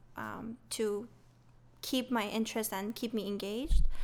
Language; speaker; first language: English; early bilingual, other home language; Persian